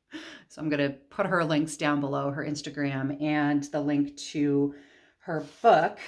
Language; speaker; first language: English; native; English